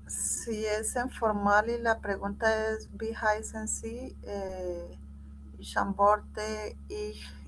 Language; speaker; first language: German; non-native, learner; Spanish